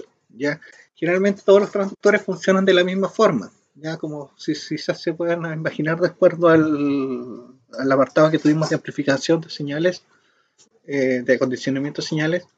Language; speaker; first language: Spanish; native; Spanish